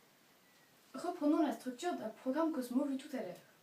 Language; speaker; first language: French; native; French